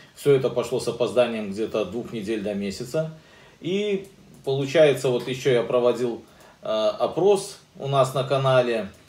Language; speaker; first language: Russian; native; Russian